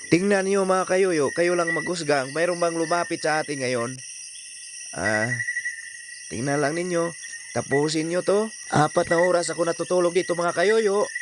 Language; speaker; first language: Filipino; non-native, local second language; Cebuano